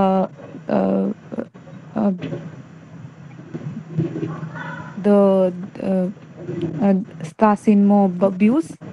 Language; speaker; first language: French; non-native, learner; Hindi